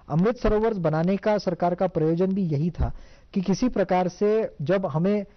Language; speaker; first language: Hindi; non-native, local second language; Marathi